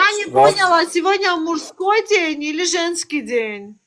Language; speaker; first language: Russian; non-native, local second language; Azerbaijani